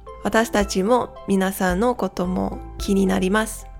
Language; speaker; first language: Japanese; non-native, learner; English